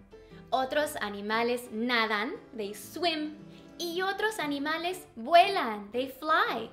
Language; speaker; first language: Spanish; early bilingual, heritage; Spanish